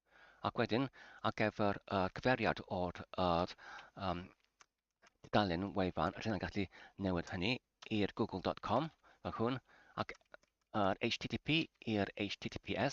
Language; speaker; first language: Welsh; non-native, learner; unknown